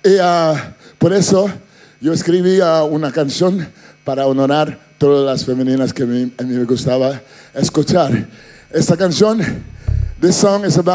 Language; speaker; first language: Spanish; non-native, learner; Dutch